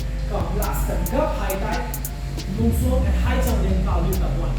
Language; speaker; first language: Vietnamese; non-native, learner; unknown